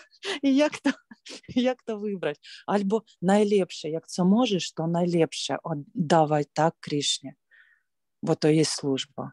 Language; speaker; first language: Polish; non-native, learner; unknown